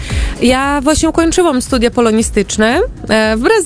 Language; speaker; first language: Polish; non-native, fluent; Portuguese